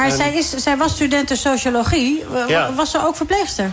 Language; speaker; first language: Dutch; native; Dutch